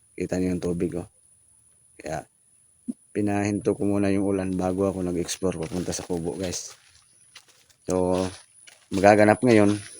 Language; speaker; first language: Filipino; non-native, local second language; Cebuano